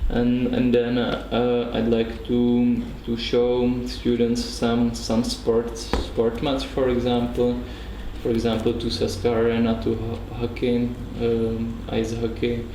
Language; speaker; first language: English; non-native, learner; Czech